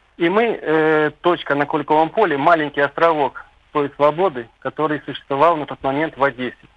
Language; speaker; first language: Russian; native; Russian